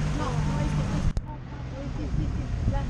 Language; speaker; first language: Spanish; non-native, learner; French